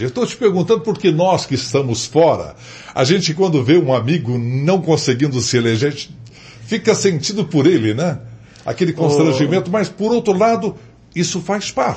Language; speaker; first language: Portuguese; native; Portuguese